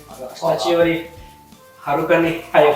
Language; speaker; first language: Japanese; non-native, fluent; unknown